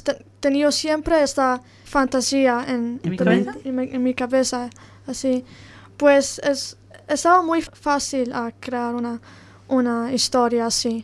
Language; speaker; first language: Spanish; non-native, learner; Italian